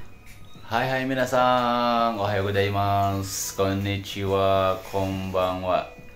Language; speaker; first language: Japanese; non-native, learner; Indonesian